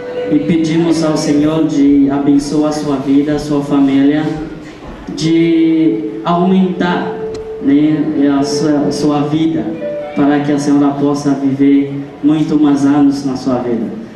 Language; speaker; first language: Portuguese; non-native, fluent; Haitian Creole